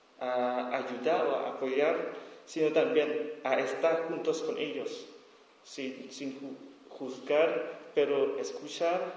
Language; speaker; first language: Spanish; non-native, learner; S'gaw Karen